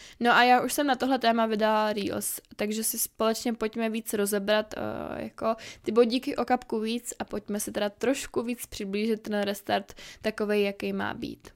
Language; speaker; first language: Czech; native; Czech